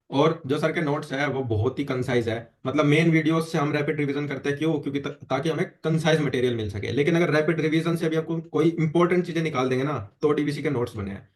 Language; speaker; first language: Hindi; native; Hindi